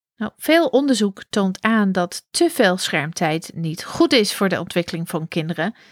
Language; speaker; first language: Dutch; non-native, fluent; English